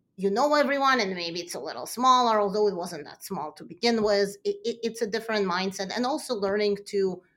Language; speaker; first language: English; early bilingual, other home language; Russian